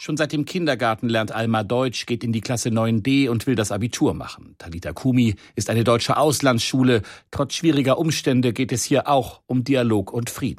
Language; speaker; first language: German; native; German